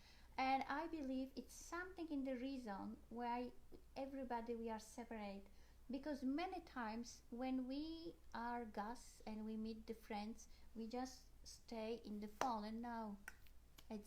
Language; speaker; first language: English; non-native, learner; Polish